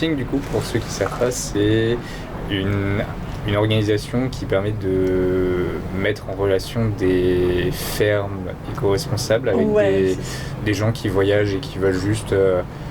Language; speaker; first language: French; native; French